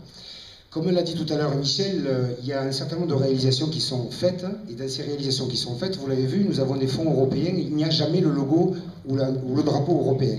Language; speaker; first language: French; native; French